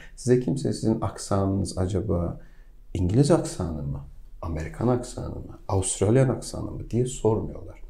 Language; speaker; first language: Turkish; native; Turkish